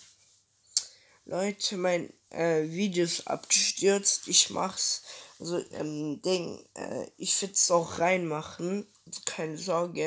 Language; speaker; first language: German; early bilingual, other home language; Turkish